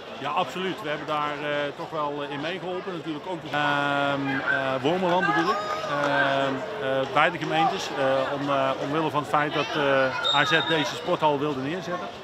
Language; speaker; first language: Dutch; native; Dutch